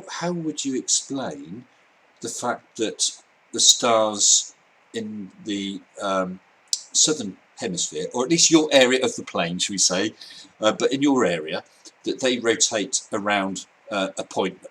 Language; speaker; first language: English; native; English